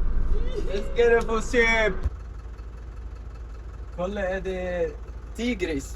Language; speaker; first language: Swedish; early bilingual, other home language; Arabic